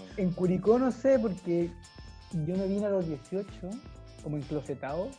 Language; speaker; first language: Spanish; native; Spanish